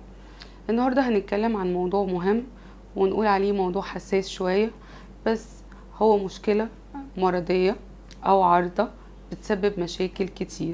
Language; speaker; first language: Arabic; native; Arabic